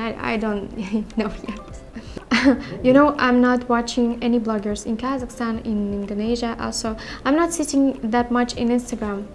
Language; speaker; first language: English; non-native, learner; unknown